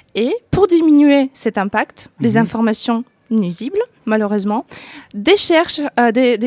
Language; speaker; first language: French; non-native, fluent; Ukrainian